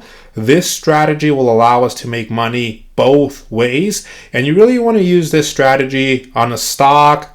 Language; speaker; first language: English; native; English